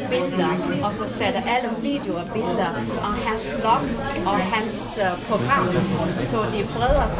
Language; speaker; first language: Danish; non-native, fluent; Chinese